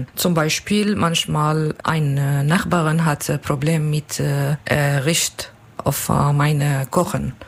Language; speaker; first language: German; non-native, learner; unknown